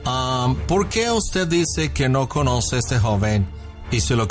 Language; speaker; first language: Spanish; non-native, fluent; English